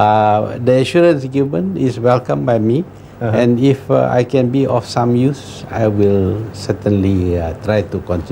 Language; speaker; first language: English; non-native, local second language; Malay